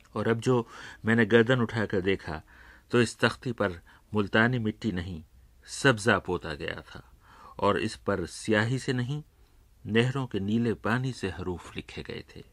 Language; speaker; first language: Urdu; native; Urdu